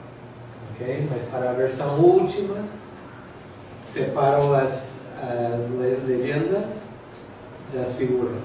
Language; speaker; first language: Portuguese; non-native, fluent; English